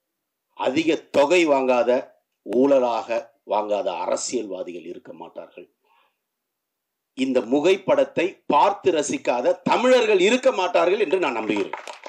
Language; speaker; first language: Tamil; native; Tamil